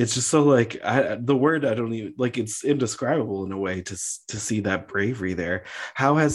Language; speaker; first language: English; native; English